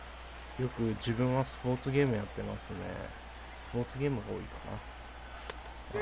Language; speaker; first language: Japanese; native; Japanese